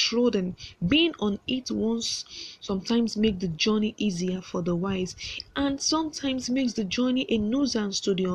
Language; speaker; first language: English; non-native, local second language; Yoruba